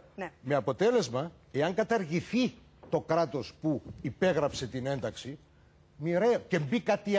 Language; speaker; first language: Greek; native; Greek